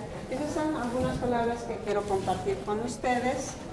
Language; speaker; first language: Spanish; non-native, local second language; Quechua